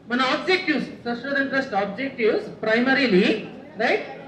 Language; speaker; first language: English; non-native, local second language; Telugu